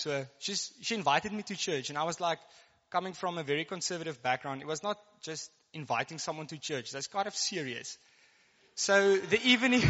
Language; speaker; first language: English; non-native, local second language; Afrikaans